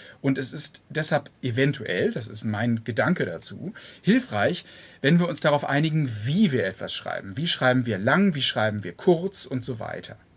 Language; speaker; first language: German; native; German